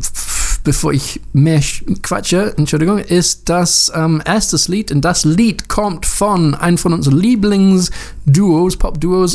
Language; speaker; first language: German; non-native, learner; English